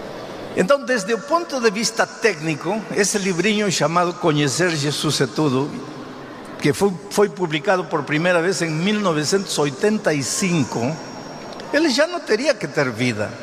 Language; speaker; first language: Portuguese; non-native, fluent; Spanish